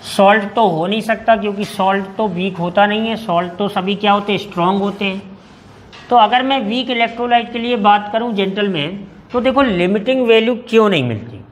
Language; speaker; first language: Hindi; native; Hindi